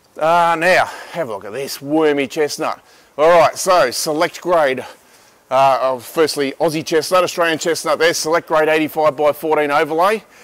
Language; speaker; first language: English; native; English